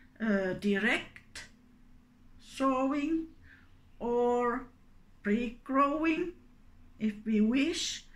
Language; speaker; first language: English; non-native, learner; Finnish